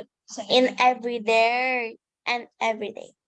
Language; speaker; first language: English; non-native, learner; Indonesian